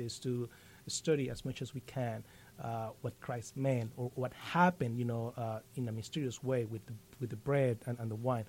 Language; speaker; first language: English; non-native, fluent; Spanish